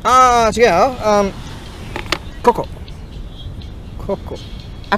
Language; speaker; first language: Japanese; non-native, learner; English